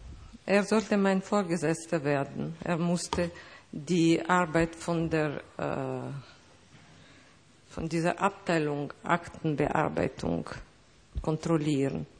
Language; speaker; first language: German; non-native, fluent; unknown